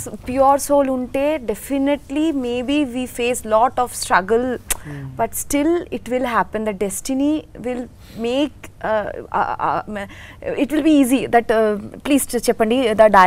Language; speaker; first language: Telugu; non-native, learner; Bangla